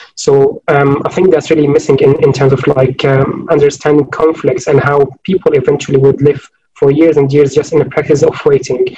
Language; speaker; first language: English; non-native, fluent; Arabic